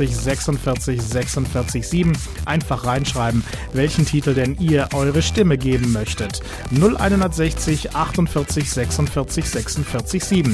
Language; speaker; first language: German; native; German